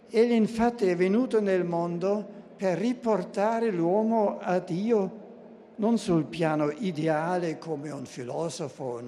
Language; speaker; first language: Italian; non-native, fluent; German